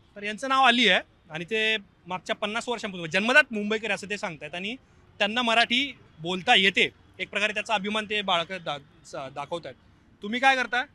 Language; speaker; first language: Marathi; native; Marathi